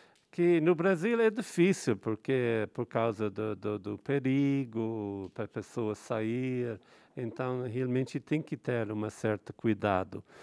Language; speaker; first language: Portuguese; non-native, fluent; English